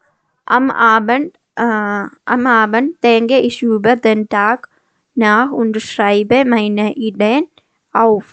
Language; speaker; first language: German; non-native, learner; Malayalam